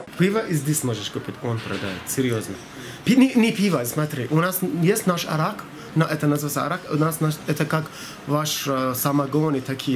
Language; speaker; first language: Russian; non-native, learner; Persian